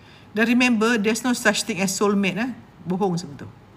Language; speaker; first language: English; non-native, local second language; Malay